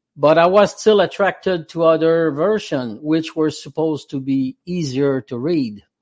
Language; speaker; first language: English; non-native, fluent; French